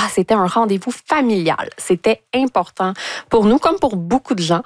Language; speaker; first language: French; native; French